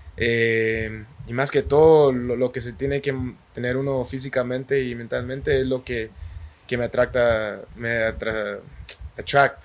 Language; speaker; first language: Spanish; native; Spanish